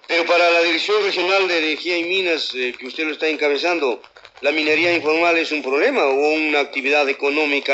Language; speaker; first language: Spanish; native; Spanish